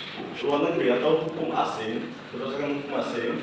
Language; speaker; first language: Indonesian; native; Indonesian